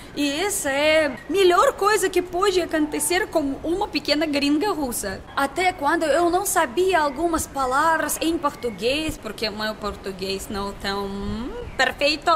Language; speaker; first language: Portuguese; non-native, learner; Russian